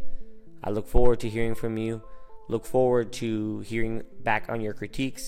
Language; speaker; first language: English; early bilingual, other home language; Spanish